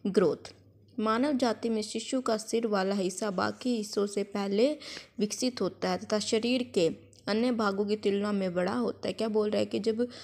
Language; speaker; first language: Hindi; native; Hindi